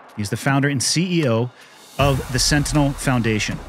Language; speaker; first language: English; native; English